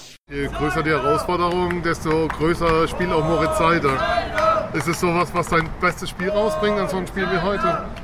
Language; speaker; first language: German; native; German